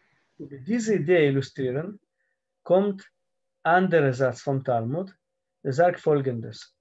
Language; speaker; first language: German; non-native, fluent; Russian